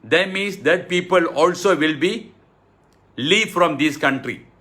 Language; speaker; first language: English; non-native, local second language; Tamil